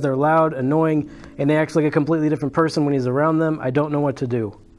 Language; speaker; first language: English; native; English